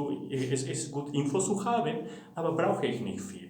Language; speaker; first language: German; non-native, fluent; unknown